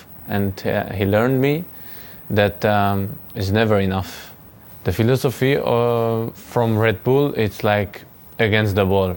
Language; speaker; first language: English; non-native, fluent; Hungarian